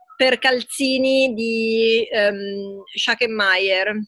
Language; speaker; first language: Italian; native; Italian